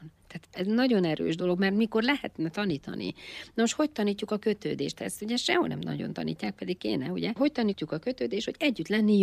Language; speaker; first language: Hungarian; native; Hungarian